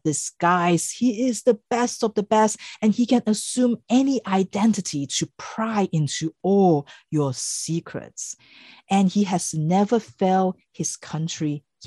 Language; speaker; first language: English; non-native, local second language; Cantonese